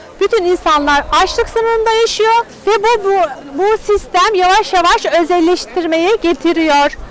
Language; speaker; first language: Turkish; non-native, local second language; Kurdish